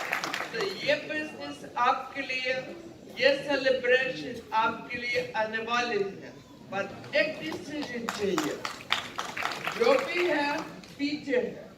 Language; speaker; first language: Hindi; non-native, learner; Ukrainian